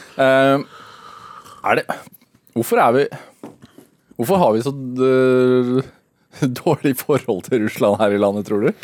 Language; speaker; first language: Norwegian; native; Norwegian